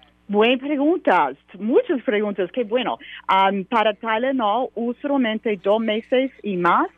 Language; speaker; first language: Spanish; non-native, learner; English